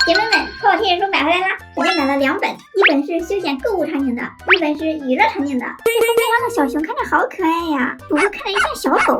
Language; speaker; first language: Chinese; native; Chinese